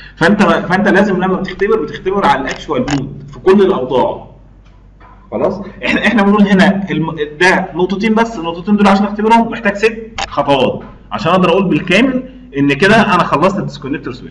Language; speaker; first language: Arabic; native; Arabic